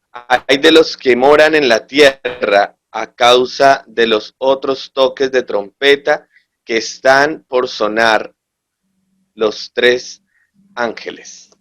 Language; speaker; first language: Spanish; native; Spanish